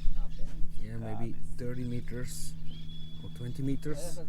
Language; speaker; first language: English; non-native, fluent; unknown